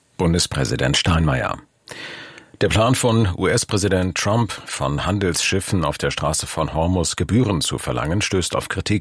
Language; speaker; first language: German; native; German